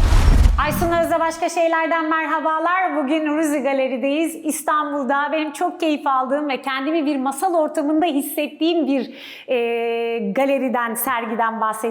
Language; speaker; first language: Turkish; native; Turkish